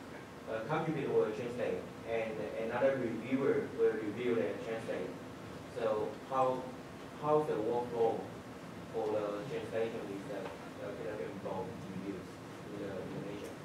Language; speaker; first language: English; non-native, fluent; Chinese